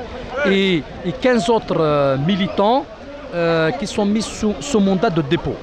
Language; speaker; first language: French; non-native, local second language; Arabic